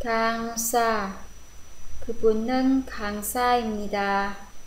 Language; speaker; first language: Korean; non-native, fluent; Vietnamese